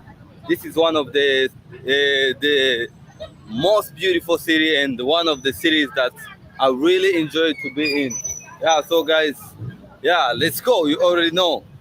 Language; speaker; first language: English; non-native, fluent; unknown